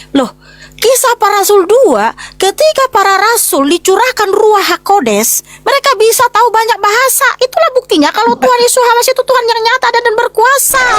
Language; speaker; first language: Indonesian; native; Indonesian